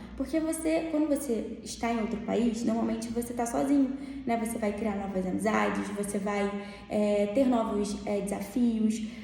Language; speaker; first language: Portuguese; native; Portuguese